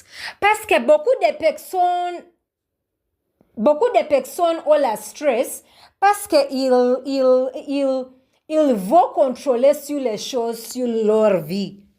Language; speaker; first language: French; non-native, learner; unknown